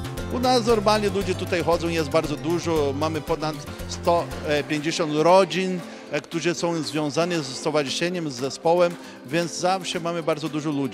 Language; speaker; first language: Polish; early bilingual, heritage; Portuguese